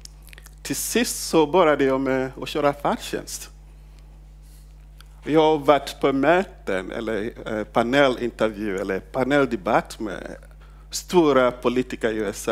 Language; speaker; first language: Swedish; non-native, fluent; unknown